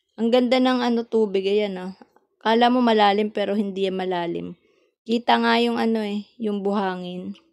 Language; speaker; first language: Filipino; non-native, local second language; Waray